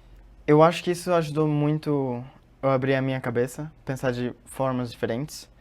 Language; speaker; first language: Portuguese; early bilingual, heritage; Portuguese